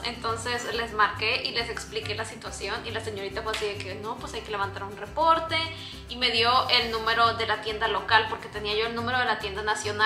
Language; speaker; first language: Spanish; native; Spanish